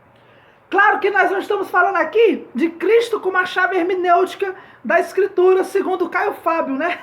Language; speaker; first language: Portuguese; native; Portuguese